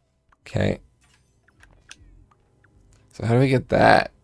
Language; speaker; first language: English; native; English